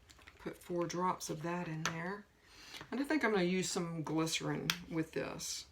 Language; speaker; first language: English; native; English